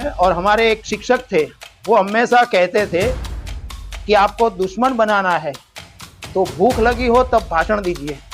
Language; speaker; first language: Hindi; non-native, local second language; Gujarati